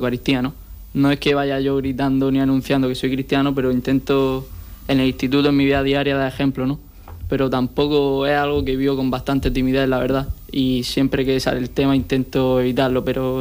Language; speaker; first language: Spanish; native; Spanish